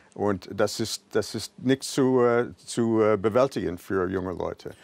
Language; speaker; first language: German; non-native, fluent; English